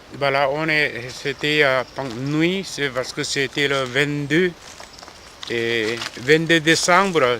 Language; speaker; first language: French; non-native, fluent; Korean